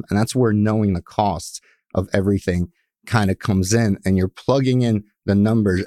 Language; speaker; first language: English; early bilingual, other home language; Russian